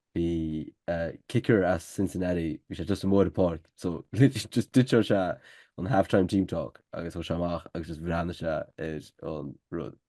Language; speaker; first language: Irish; native; Irish